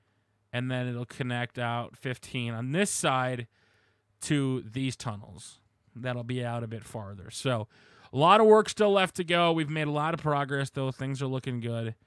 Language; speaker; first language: English; native; English